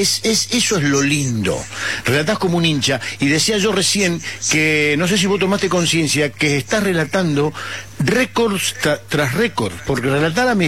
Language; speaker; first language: Spanish; native; Spanish